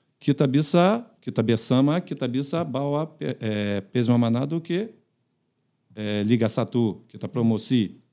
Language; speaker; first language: Indonesian; non-native, fluent; Portuguese